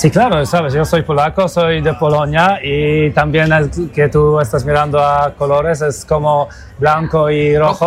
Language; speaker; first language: Spanish; non-native, learner; Polish